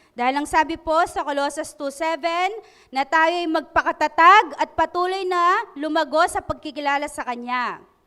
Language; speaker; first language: Filipino; non-native, local second language; Pampanga